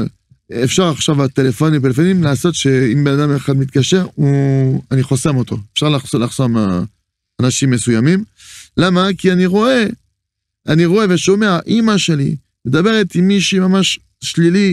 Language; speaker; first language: Hebrew; non-native, fluent; French